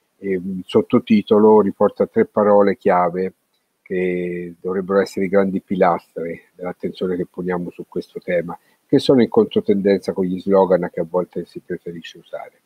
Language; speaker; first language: Italian; native; Italian